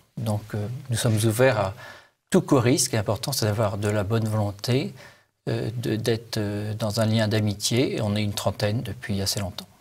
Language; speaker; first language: French; native; French